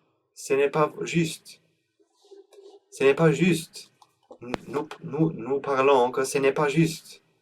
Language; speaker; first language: French; non-native, learner; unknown